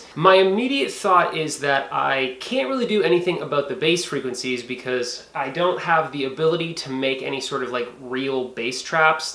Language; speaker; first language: English; native; English